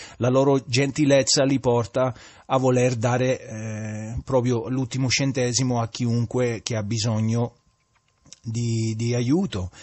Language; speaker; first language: Italian; non-native, fluent; English